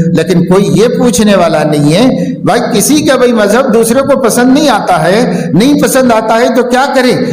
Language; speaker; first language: Urdu; native; Urdu